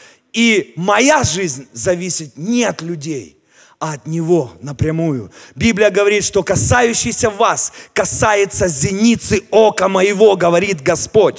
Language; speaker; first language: Russian; native; Russian